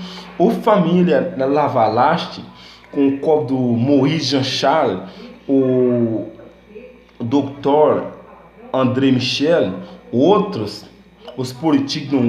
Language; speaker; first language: Portuguese; non-native, learner; Haitian Creole